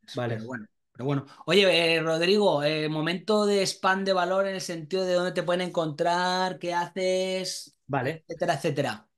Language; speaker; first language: Spanish; native; Spanish